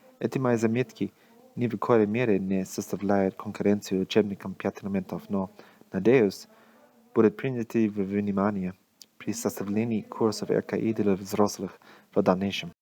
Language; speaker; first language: Russian; non-native, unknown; English